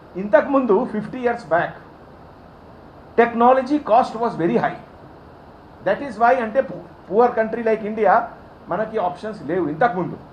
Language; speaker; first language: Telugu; non-native, fluent; Hindi